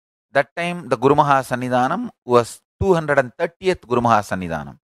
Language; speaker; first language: English; non-native, local second language; Tamil